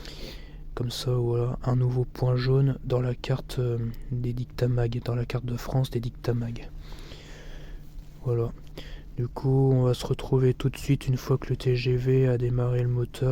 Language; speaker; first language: French; native; French